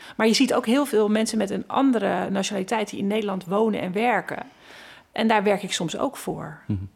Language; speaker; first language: Dutch; native; Dutch